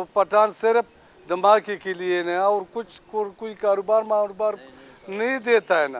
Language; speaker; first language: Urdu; non-native, local second language; Pashto